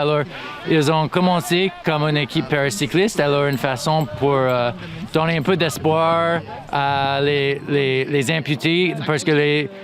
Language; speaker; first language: French; non-native, local second language; English